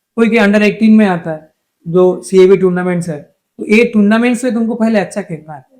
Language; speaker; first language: Hindi; non-native, local second language; Bangla